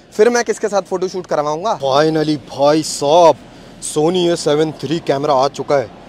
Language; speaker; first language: Hindi; native; Hindi